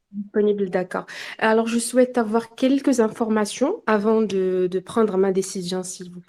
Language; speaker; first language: French; non-native, local second language; Arabic